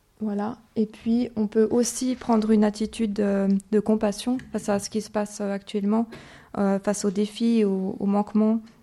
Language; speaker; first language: French; native; French